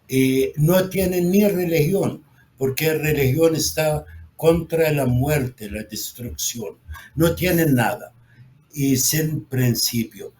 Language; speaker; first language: Spanish; non-native, fluent; Arabic